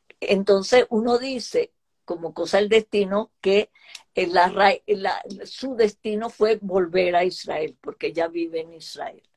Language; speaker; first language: Spanish; early bilingual, other home language; Hebrew